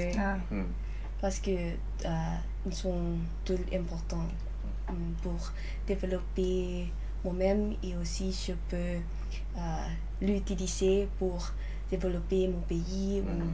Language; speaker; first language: French; non-native, learner; Lao